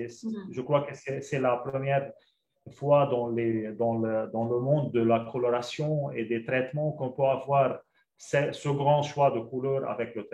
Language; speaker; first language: French; non-native, local second language; Arabic